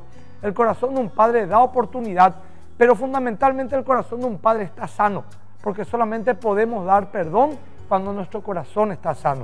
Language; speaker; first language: Spanish; native; Spanish